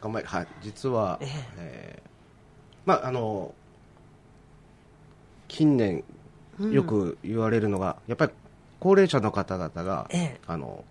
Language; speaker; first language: Japanese; native; Japanese